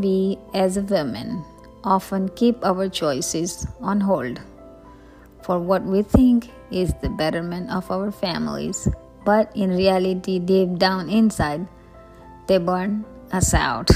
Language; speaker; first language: English; non-native, local second language; Hindi